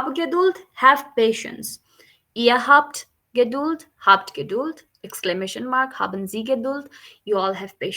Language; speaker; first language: German; non-native, fluent; Urdu